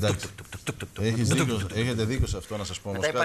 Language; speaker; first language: Greek; native; Greek